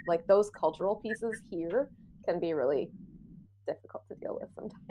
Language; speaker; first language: English; native; English